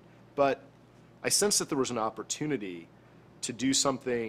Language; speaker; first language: English; native; English